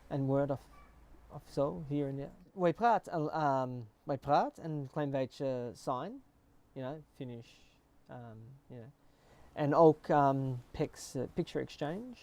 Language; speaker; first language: Dutch; early bilingual, heritage; English